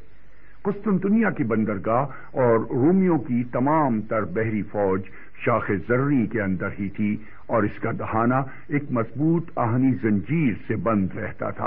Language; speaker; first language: Urdu; native; Urdu